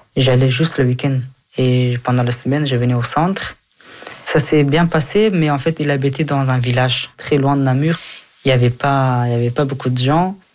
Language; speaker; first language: French; early bilingual, other home language; Persian